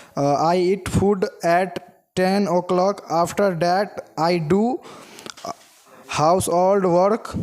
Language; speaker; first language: English; non-native, learner; Hindi